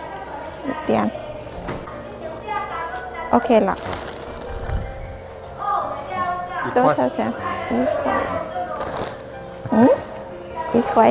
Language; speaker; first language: Chinese; non-native, learner; Lao